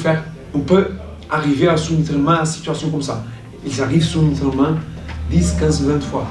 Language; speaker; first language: French; non-native, fluent; Portuguese